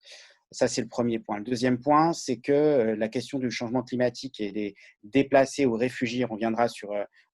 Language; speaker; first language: French; native; French